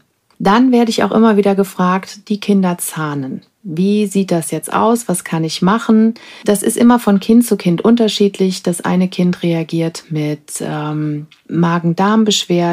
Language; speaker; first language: German; native; German